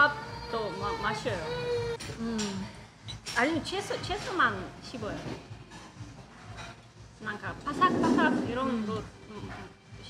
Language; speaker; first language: Korean; non-native, learner; Russian